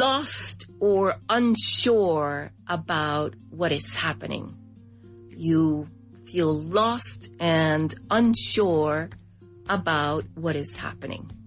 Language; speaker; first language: English; non-native, fluent; Spanish